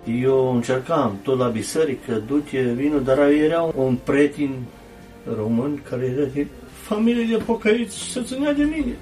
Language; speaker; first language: Romanian; early bilingual, heritage; Romanian